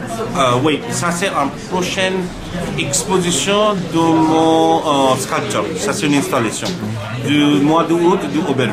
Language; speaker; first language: French; non-native, learner; Bangla